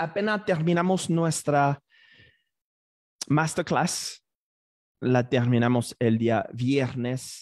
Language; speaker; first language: Spanish; non-native, fluent; French